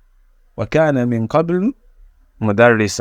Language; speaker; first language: Arabic; non-native, fluent; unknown